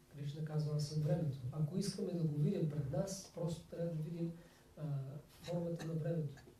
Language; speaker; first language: Bulgarian; native; Bulgarian